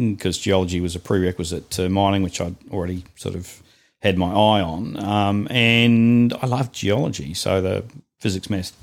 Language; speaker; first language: English; native; English